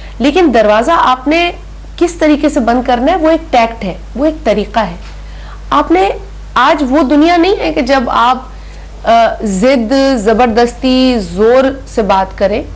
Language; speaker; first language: Urdu; non-native, local second language; Sindhi